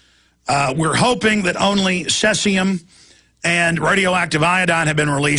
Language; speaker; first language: English; native; English